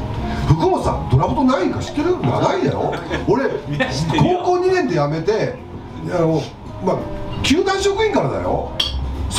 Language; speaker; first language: Japanese; native; Japanese